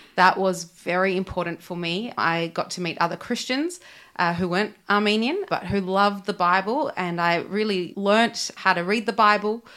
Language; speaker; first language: English; non-native, local second language; Armenian